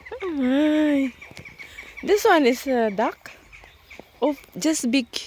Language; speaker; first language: English; non-native, local second language; Filipino